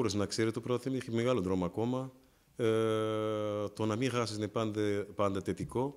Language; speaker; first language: Greek; non-native, fluent; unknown